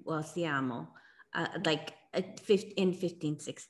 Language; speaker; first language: Italian; non-native, learner; English